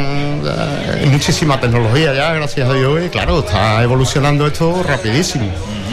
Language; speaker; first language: Spanish; native; Spanish